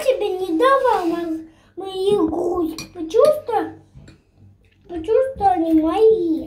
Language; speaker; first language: Russian; early bilingual, heritage; Russian